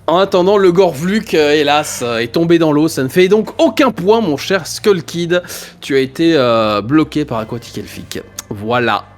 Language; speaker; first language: French; native; French